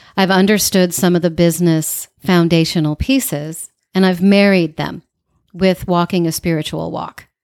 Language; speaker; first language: English; native; English